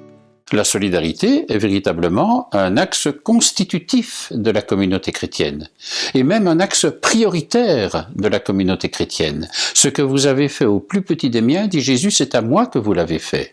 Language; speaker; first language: French; native; French